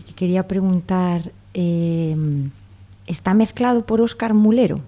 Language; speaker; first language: Spanish; native; Spanish